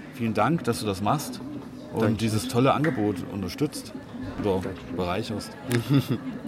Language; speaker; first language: German; native; German